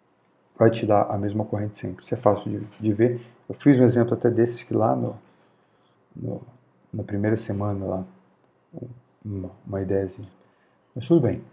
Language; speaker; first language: Portuguese; native; Portuguese